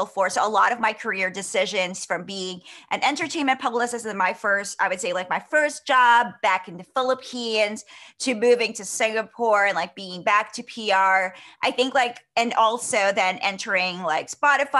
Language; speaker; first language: English; non-native, local second language; Filipino